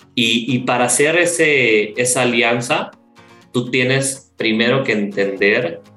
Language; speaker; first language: Spanish; native; Spanish